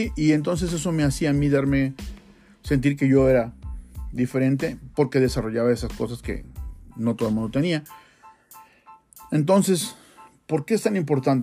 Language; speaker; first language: Spanish; native; Spanish